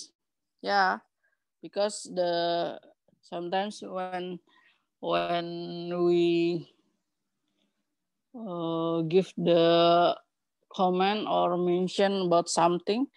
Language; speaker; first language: English; non-native, learner; Indonesian